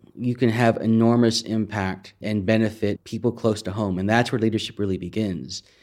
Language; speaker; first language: English; native; English